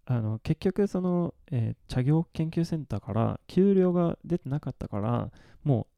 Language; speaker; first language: Japanese; non-native, fluent; Swedish